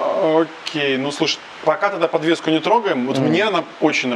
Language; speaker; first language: Russian; native; Russian